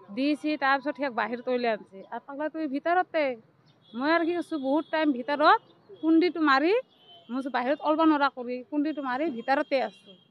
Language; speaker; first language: Assamese; non-native, local second language; Hindi